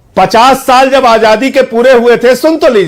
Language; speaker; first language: Hindi; native; Hindi